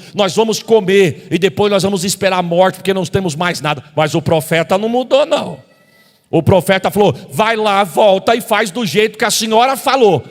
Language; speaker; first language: Portuguese; native; Portuguese